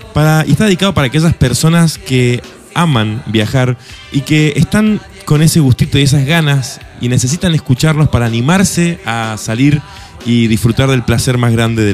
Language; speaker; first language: Spanish; native; Spanish